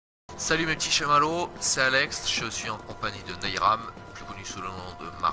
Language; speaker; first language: French; native; French